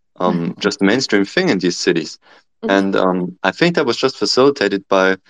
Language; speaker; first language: English; non-native, fluent; German